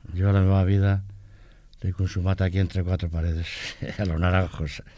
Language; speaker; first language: Catalan; non-native, local second language; Spanish